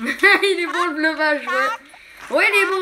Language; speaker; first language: French; native; French